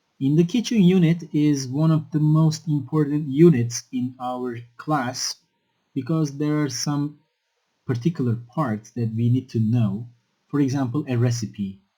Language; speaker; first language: English; non-native, local second language; Turkish